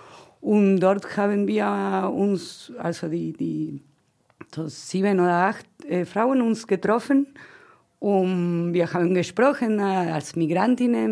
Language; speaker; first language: German; non-native, fluent; Spanish